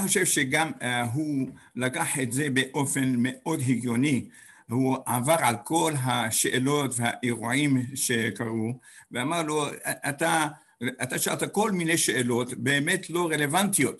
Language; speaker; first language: Hebrew; non-native, fluent; English